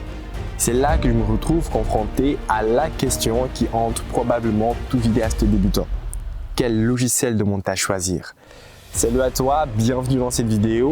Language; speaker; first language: French; native; French